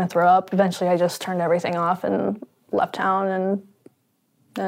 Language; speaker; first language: English; native; English